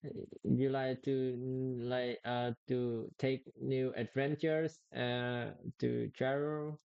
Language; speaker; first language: English; non-native, learner; Vietnamese